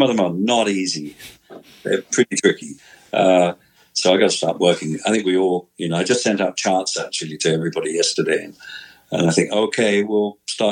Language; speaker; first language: English; native; English